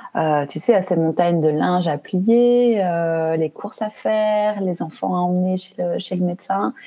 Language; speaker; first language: French; native; French